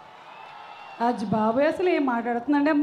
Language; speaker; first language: Telugu; native; Telugu